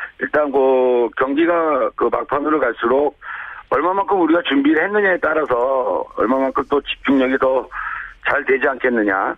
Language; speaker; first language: Korean; native; Korean